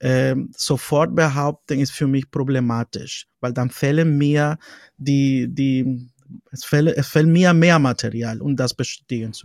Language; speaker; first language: German; non-native, fluent; Spanish